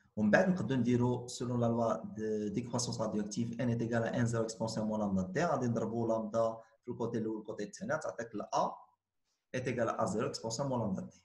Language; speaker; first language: French; non-native, local second language; Arabic